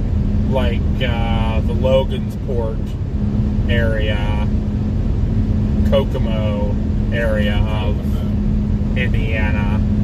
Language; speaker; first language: English; native; English